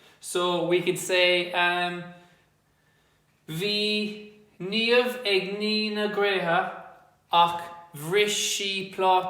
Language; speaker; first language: Irish; non-native, local second language; English